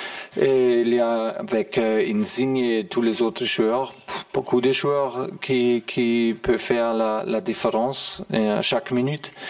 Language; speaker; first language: French; non-native, fluent; German